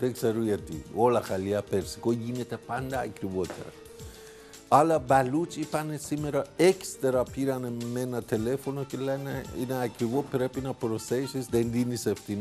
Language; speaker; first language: Greek; non-native, learner; Persian